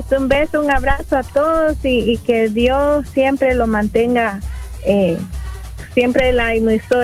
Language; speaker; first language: Spanish; early bilingual, heritage; Spanish